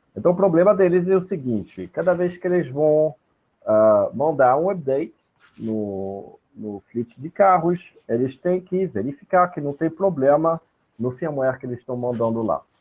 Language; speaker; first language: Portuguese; non-native, fluent; French